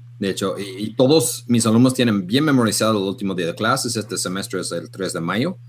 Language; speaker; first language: Spanish; non-native, fluent; English